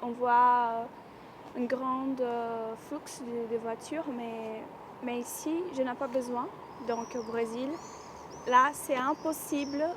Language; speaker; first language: French; non-native, fluent; Portuguese